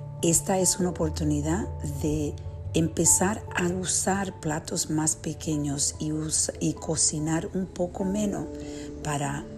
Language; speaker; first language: Spanish; early bilingual, heritage; Spanish